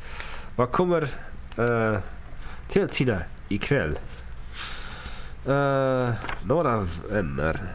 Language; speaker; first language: Swedish; non-native, learner; English